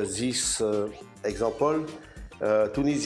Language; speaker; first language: English; non-native, learner; French